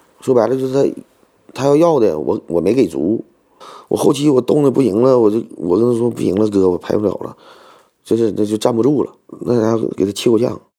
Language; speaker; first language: Chinese; native; Chinese